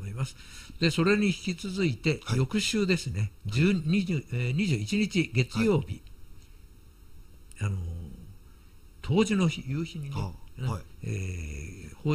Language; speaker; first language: Japanese; native; Japanese